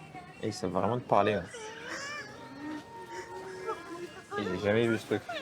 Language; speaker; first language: French; native; French